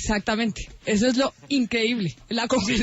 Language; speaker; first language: Spanish; native; Spanish